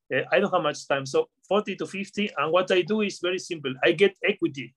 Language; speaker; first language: English; non-native, fluent; Spanish